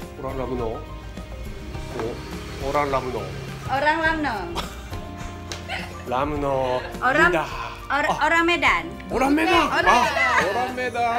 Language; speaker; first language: Indonesian; non-native, learner; Japanese